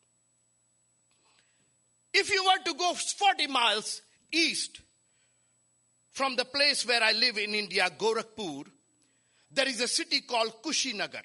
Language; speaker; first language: English; non-native, local second language; Hindi